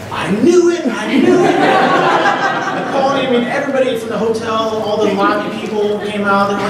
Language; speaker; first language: English; native; English